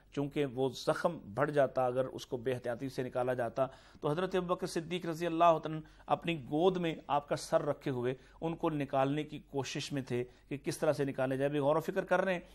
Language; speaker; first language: Urdu; native; Urdu